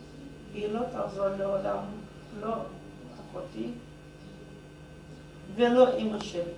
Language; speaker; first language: Hebrew; non-native, fluent; Hungarian